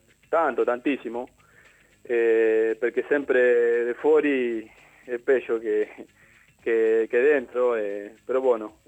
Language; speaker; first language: Italian; non-native, learner; Spanish